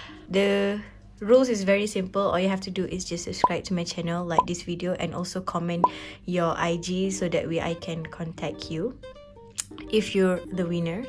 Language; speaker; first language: English; non-native, local second language; Malay